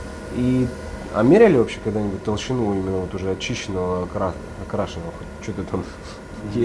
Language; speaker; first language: Russian; native; Russian